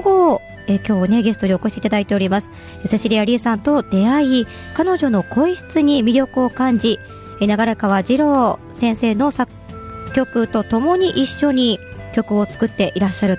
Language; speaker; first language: Japanese; native; Japanese